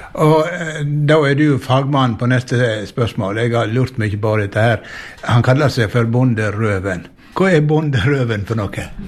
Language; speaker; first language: Norwegian; native; Norwegian